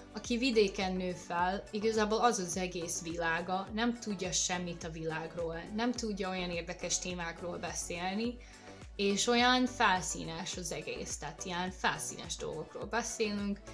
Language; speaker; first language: Hungarian; non-native, fluent; English